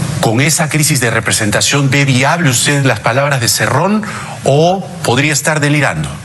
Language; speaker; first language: Spanish; native; Spanish